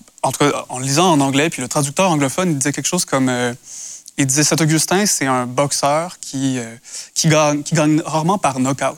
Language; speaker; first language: French; native; French